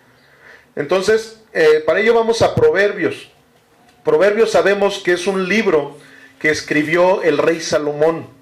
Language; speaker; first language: Spanish; native; Spanish